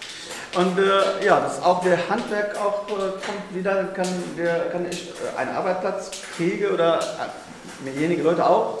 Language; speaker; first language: German; non-native, learner; Arabic